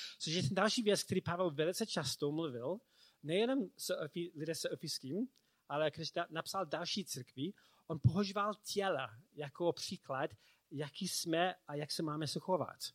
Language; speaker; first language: Czech; non-native, learner; English